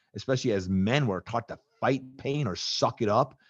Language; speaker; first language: English; native; English